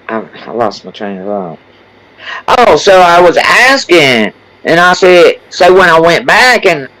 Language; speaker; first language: English; native; English